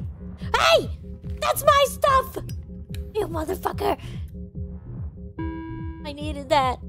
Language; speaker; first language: English; native; English